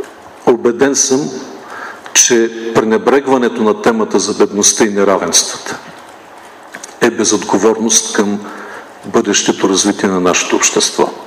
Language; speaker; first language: Bulgarian; native; Bulgarian